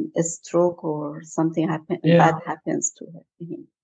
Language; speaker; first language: English; non-native, fluent; Persian